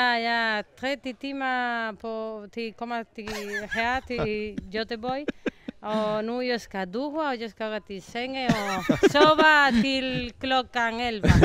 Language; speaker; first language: Swedish; non-native, learner; Spanish